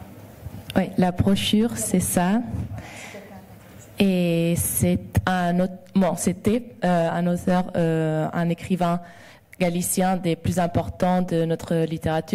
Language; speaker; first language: French; non-native, local second language; Galician